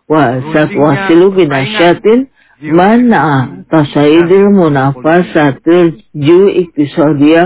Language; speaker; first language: Arabic; non-native, fluent; Indonesian